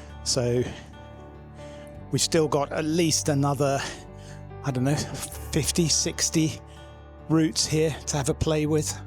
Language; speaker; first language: English; native; English